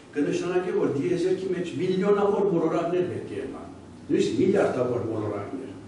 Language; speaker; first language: Armenian; early bilingual, heritage; Armenian